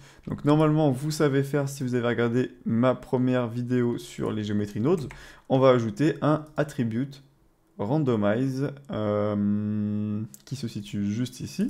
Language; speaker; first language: French; native; French